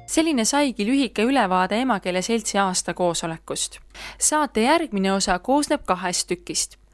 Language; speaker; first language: Estonian; native; Estonian